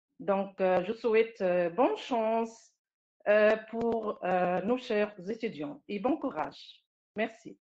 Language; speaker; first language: French; non-native, local second language; Arabic